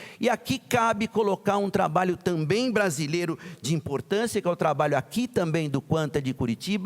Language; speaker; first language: Portuguese; native; Portuguese